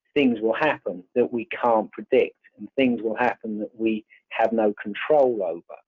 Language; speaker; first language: English; native; English